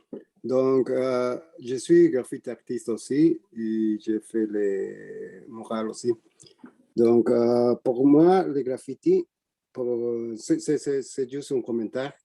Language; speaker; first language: French; non-native, learner; Spanish